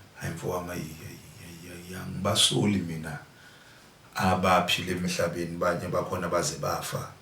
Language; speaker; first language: Zulu; native; Zulu